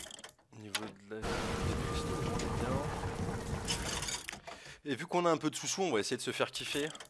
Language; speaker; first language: French; native; French